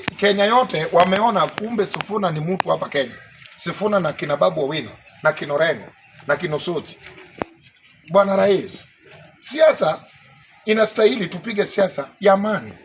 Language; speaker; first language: Swahili; non-native, local second language; Luo (Kenya and Tanzania)